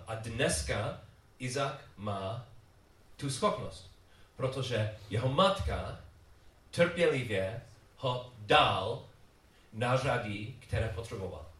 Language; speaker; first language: Czech; non-native, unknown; English